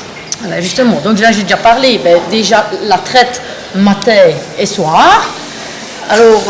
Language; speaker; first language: French; native; French